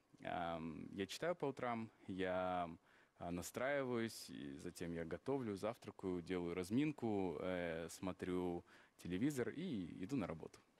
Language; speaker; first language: Russian; non-native, local second language; Kazakh